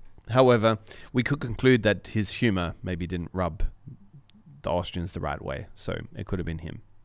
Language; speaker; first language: English; native; English